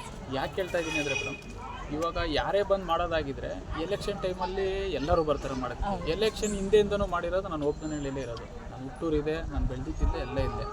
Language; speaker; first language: Kannada; native; Kannada